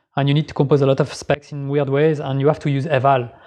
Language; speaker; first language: English; non-native, fluent; French